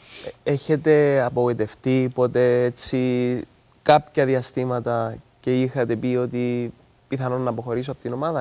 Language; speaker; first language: Greek; native; Greek